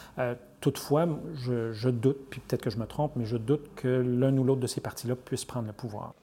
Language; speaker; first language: French; native; French